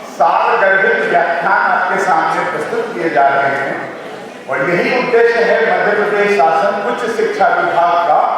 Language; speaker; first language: Hindi; native; Hindi